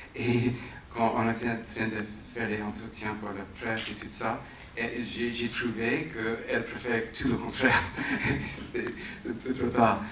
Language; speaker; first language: French; non-native, fluent; English